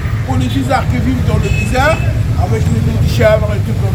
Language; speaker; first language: French; non-native, learner; Arabic